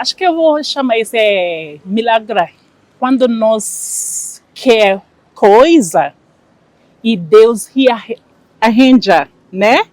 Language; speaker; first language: Portuguese; non-native, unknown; Igbo